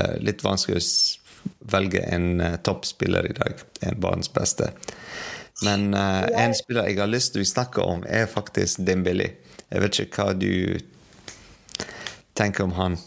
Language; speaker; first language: Norwegian; non-native, fluent; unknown